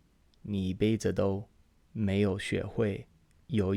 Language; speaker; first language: Chinese; non-native, fluent; English